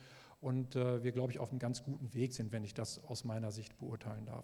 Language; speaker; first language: German; native; German